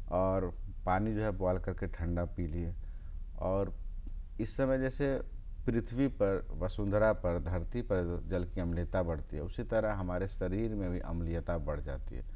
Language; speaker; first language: Hindi; native; Hindi